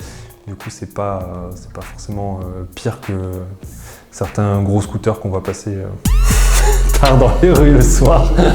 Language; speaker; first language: French; native; French